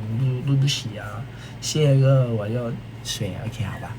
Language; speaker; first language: Chinese; non-native, learner; Thai